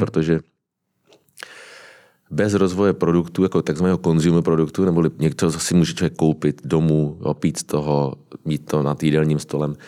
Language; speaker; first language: Czech; native; Czech